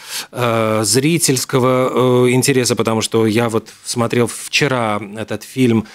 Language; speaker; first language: Russian; native; Russian